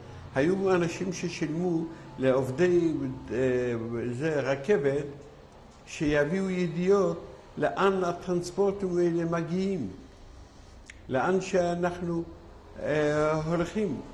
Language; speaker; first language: Hebrew; non-native, fluent; Yiddish